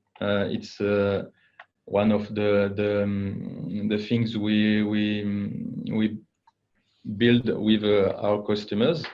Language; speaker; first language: English; non-native, fluent; French